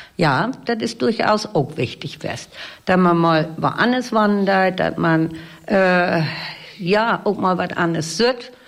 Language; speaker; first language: German; native; German